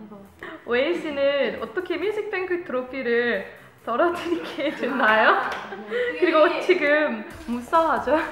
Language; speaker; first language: Korean; non-native, learner; English